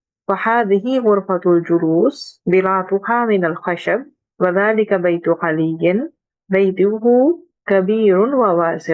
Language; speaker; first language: Arabic; non-native, fluent; Urdu